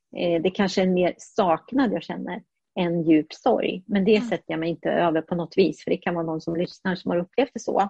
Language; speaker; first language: Swedish; early bilingual, heritage; Swedish